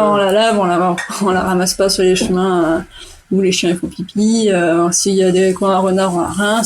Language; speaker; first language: French; native; French